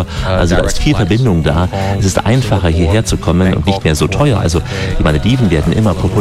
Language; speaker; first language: German; native; German